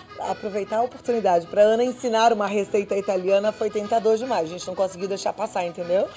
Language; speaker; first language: Portuguese; native; Portuguese